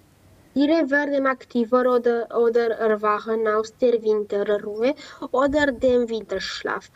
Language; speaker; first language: German; non-native, learner; Romanian